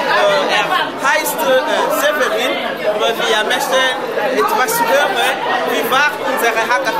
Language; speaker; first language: German; non-native, learner; Lingala